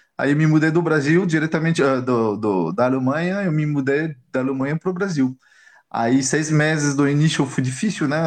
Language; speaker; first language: Portuguese; non-native, fluent; French